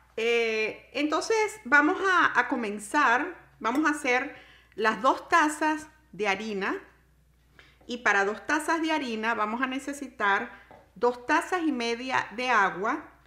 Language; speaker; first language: Spanish; native; Spanish